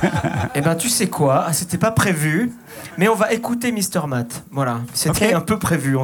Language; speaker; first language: French; native; French